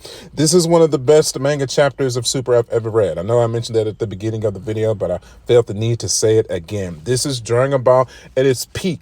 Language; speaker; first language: English; native; English